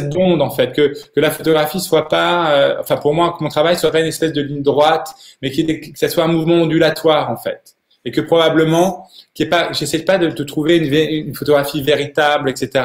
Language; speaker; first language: French; native; French